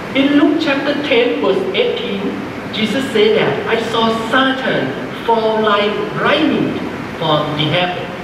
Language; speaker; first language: English; non-native, fluent; Thai